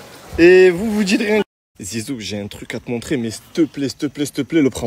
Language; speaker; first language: French; native; French